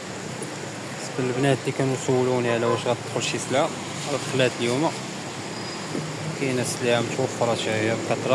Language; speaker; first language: Arabic; native; Arabic